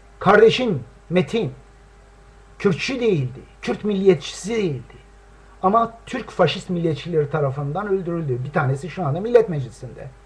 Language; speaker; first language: Turkish; non-native, local second language; Kurdish